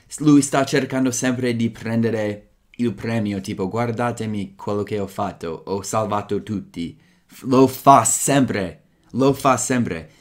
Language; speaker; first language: Italian; non-native, fluent; English